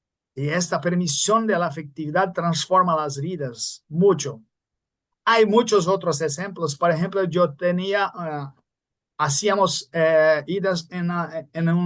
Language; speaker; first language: Spanish; non-native, fluent; Portuguese